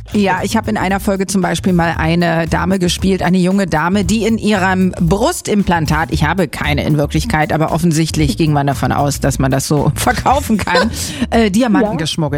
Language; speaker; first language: German; native; German